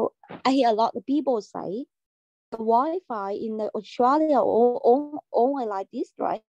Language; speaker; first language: English; non-native, learner; Vietnamese